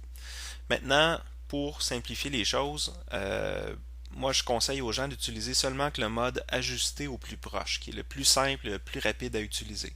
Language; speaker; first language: French; native; French